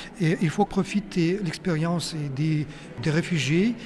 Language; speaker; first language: French; non-native, fluent; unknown